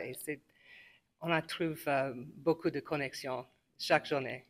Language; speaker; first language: French; non-native, local second language; English